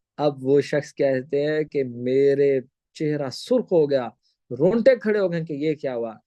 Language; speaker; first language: Urdu; non-native, local second language; Punjabi